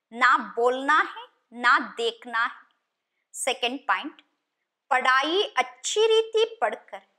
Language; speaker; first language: Hindi; non-native, local second language; Kannada